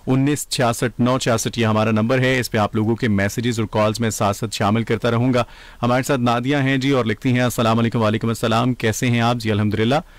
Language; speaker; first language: Urdu; native; Urdu